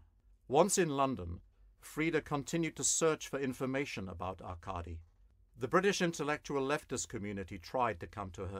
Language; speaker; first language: English; native; English